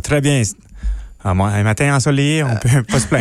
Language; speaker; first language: French; non-native, local second language; English